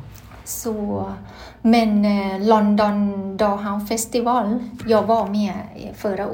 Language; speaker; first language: Swedish; non-native, learner; Thai